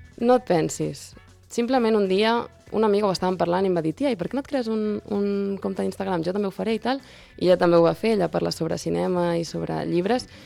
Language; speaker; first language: Catalan; native; Catalan